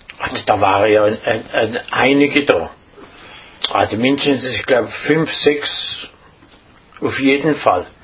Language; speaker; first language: German; native; German